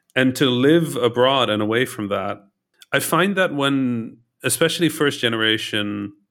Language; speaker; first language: English; early bilingual, heritage; Dutch